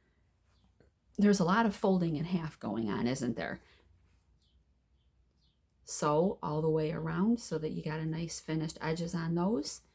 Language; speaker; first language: English; native; English